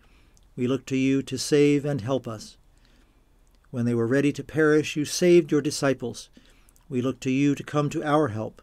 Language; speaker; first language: English; native; English